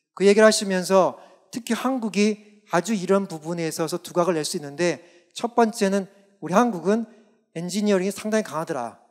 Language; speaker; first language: Korean; native; Korean